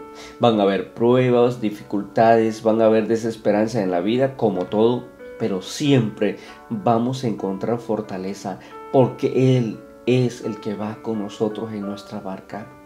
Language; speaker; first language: Spanish; native; Spanish